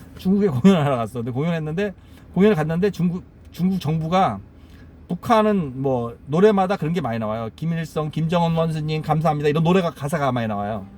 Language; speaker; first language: Korean; native; Korean